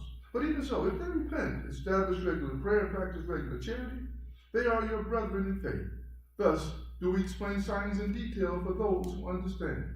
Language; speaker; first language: English; native; English